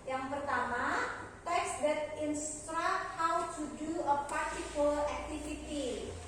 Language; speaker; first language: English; non-native, fluent; Indonesian